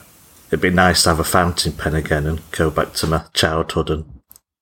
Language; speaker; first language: English; native; English